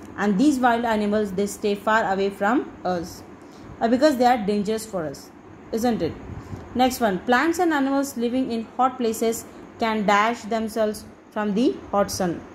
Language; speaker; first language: English; non-native, local second language; Bangla